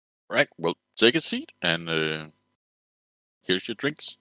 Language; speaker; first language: English; non-native, fluent; Danish